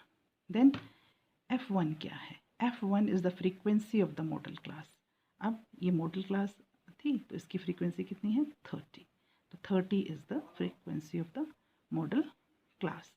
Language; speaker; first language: Hindi; native; Hindi